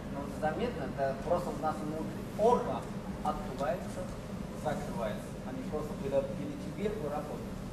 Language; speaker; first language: Russian; non-native, learner; Chinese